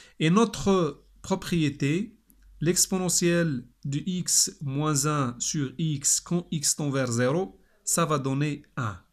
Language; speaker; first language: French; non-native, local second language; Arabic